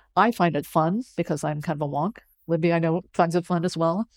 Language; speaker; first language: English; early bilingual, other home language; Cantonese